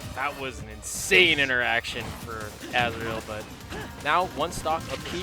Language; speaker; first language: English; native; English